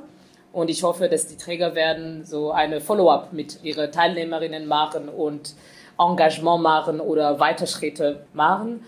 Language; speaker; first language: German; non-native, fluent; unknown